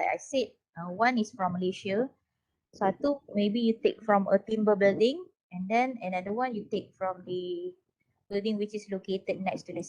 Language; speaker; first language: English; non-native, local second language; Malay